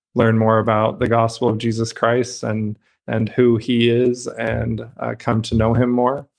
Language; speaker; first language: English; native; English